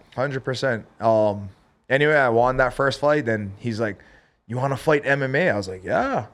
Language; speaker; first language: English; native; English